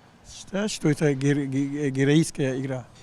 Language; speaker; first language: Russian; non-native, local second language; Tajik